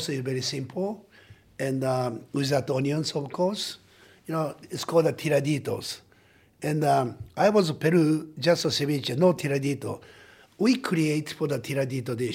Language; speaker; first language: English; non-native, learner; Japanese